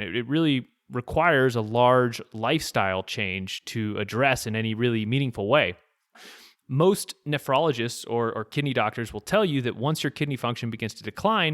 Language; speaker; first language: English; native; English